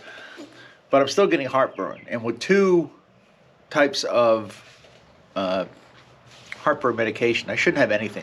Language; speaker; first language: English; native; English